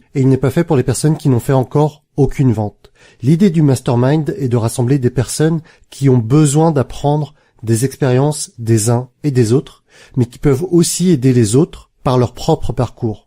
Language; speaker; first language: French; native; French